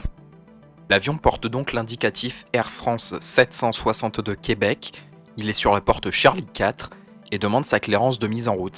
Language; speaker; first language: French; native; French